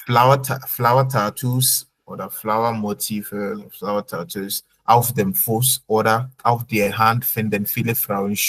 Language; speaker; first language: German; non-native, fluent; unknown